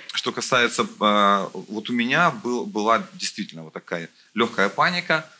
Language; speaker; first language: Ukrainian; non-native, local second language; Russian